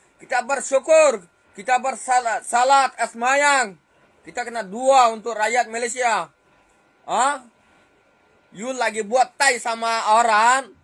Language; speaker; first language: Malay; non-native, fluent; Rohingya